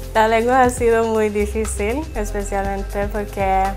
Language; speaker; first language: Spanish; non-native, learner; Norwegian